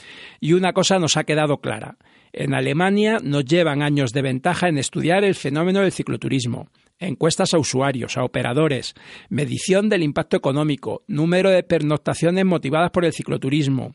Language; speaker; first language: Spanish; native; Spanish